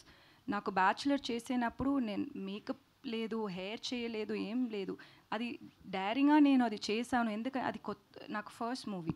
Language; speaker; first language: Telugu; non-native, learner; Tamil